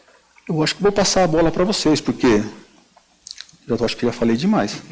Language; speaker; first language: Portuguese; native; Portuguese